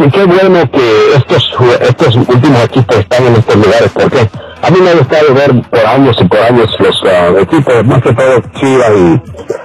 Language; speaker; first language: Spanish; native; Spanish